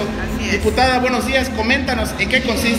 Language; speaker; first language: Spanish; native; Spanish